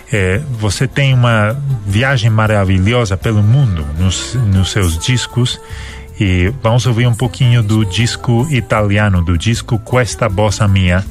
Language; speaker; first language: Portuguese; non-native, fluent; Spanish